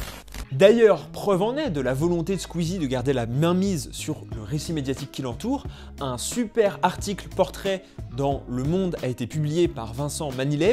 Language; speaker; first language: French; native; French